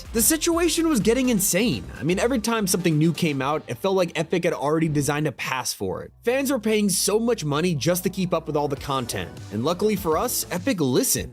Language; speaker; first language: English; native; English